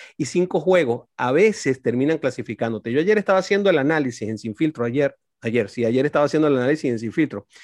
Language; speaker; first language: Spanish; native; Spanish